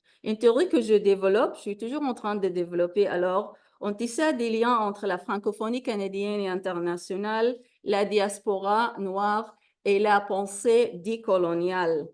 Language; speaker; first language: French; non-native, fluent; Arabic